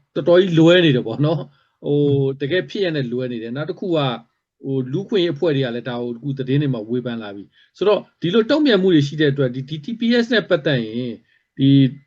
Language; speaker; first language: Burmese; native; Burmese